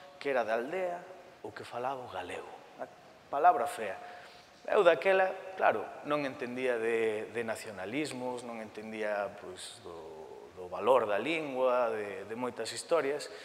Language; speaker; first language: Galician; early bilingual, other home language; Spanish